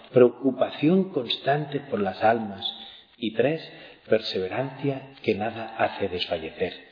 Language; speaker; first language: Spanish; non-native, local second language; Catalan